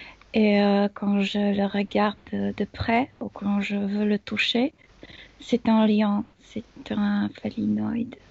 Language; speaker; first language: French; non-native, fluent; Spanish